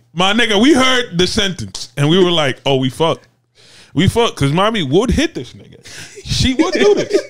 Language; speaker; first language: English; early bilingual, other home language; Spanish